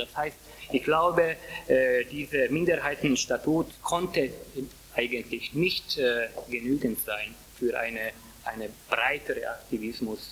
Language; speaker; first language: German; non-native, fluent; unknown